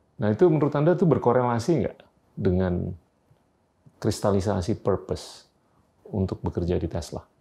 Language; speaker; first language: Indonesian; native; Indonesian